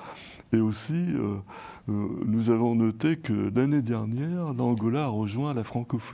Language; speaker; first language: French; native; French